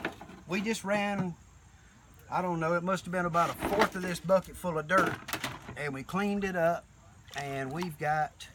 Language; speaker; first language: English; native; English